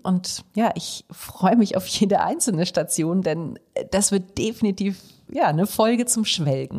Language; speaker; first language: German; native; German